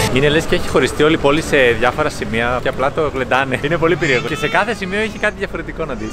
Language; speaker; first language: Greek; early bilingual, heritage; Greek